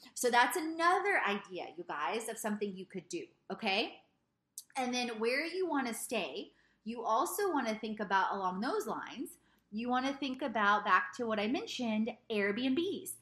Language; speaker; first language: English; native; English